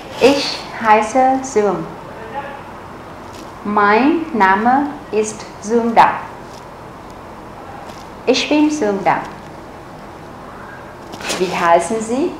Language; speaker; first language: German; non-native, fluent; Vietnamese